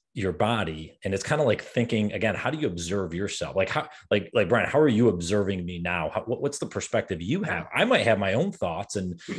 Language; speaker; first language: English; native; English